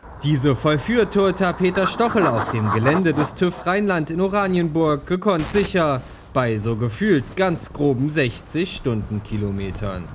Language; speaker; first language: German; native; German